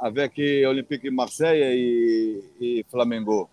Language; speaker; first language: French; non-native, fluent; Portuguese